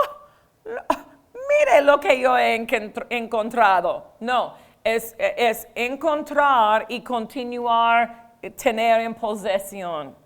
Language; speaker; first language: Spanish; non-native, fluent; English